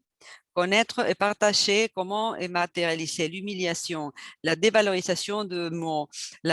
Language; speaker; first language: French; non-native, fluent; Spanish